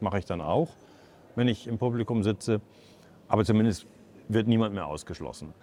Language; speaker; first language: German; native; German